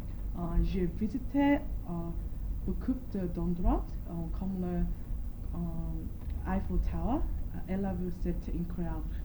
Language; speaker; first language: French; non-native, learner; Korean